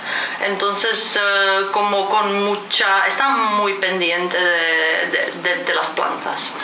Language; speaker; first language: Spanish; non-native, fluent; Czech